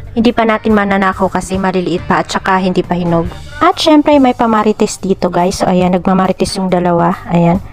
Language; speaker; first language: Filipino; non-native, local second language; Waray